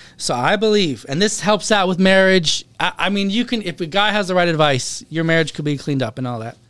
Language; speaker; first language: English; native; English